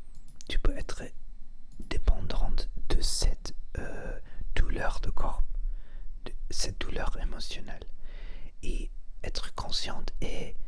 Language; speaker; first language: French; non-native, learner; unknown